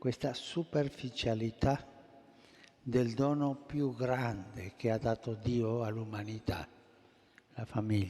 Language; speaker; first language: Italian; non-native, fluent; Spanish